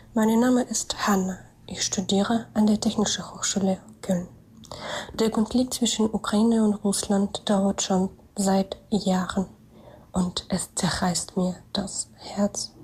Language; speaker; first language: German; non-native, fluent; Russian